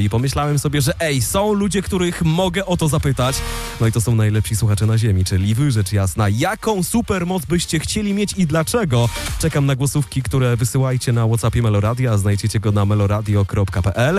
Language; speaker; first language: Polish; native; Polish